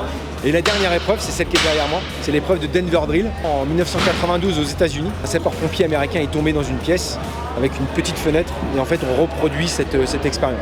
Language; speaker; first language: French; native; French